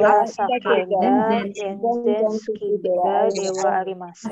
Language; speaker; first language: Japanese; non-native, learner; Indonesian